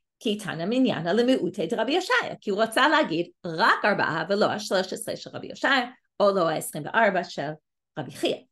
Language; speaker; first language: Hebrew; non-native, fluent; English